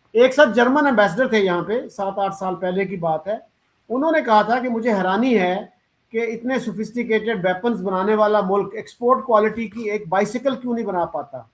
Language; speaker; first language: Urdu; native; Urdu